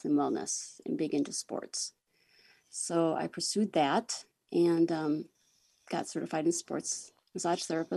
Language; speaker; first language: English; native; English